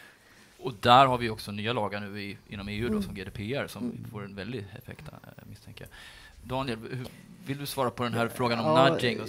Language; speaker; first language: Swedish; native; Swedish